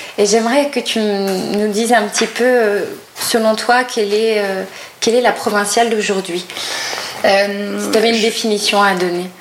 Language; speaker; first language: French; native; French